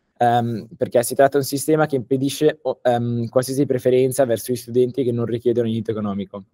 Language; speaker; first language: Italian; early bilingual, heritage; Italian